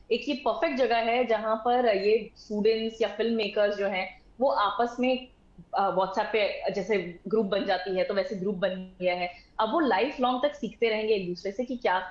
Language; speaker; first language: Hindi; native; Hindi